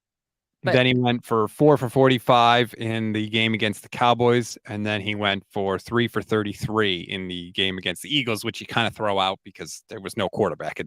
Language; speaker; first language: English; native; English